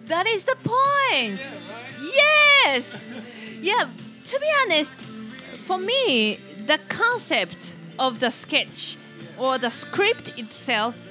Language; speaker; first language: English; non-native, fluent; Japanese